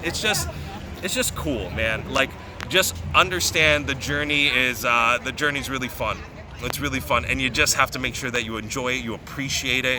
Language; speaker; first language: English; native; English